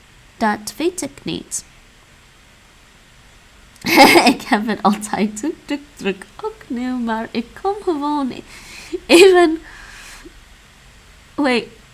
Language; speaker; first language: Dutch; non-native, learner; English